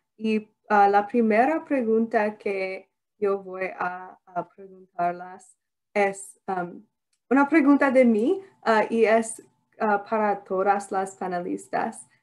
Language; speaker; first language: Spanish; non-native, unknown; English